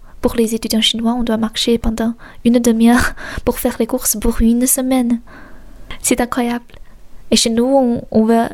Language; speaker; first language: French; non-native, fluent; Chinese